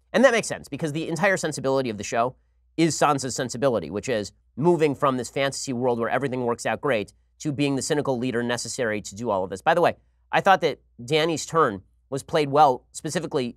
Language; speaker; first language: English; native; English